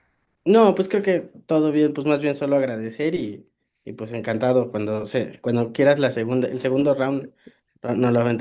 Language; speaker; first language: Spanish; native; Spanish